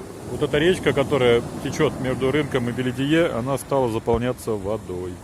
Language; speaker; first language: Russian; native; Russian